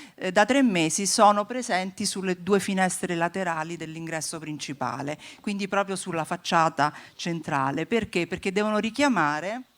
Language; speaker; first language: Italian; native; Italian